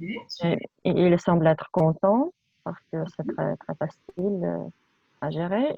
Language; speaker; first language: French; non-native, fluent; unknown